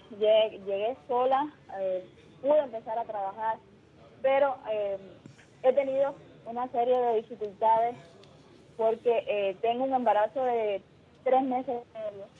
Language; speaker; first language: Spanish; native; Spanish